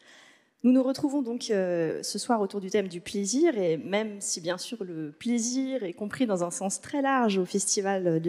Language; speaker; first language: French; native; French